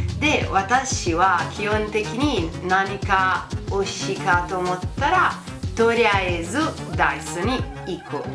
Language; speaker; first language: Japanese; non-native, fluent; Italian